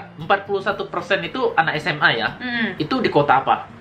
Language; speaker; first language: Indonesian; native; Indonesian